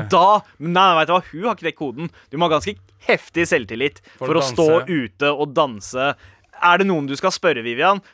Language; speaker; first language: Norwegian; early bilingual, other home language; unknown